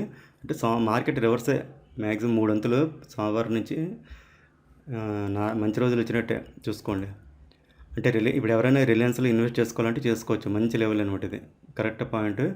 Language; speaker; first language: Telugu; native; Telugu